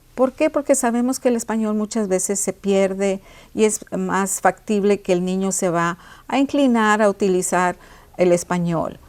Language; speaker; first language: Spanish; early bilingual, heritage; Spanish